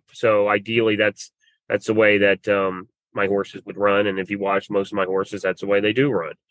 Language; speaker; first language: English; native; English